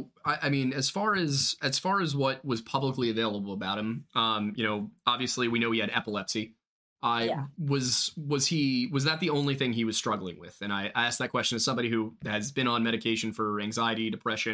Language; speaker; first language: English; native; English